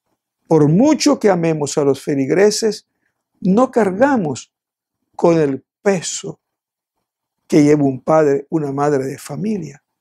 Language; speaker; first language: Spanish; native; Spanish